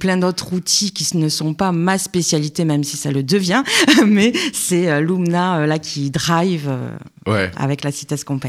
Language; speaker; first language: French; native; French